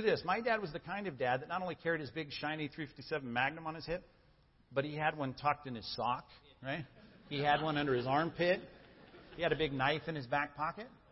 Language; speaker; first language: English; native; English